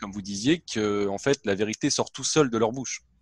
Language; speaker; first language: French; native; French